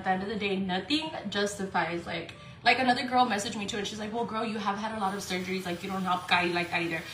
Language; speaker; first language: English; early bilingual, other home language; Spanish